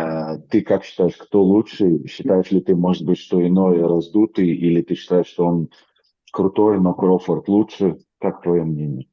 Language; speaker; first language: Russian; native; Russian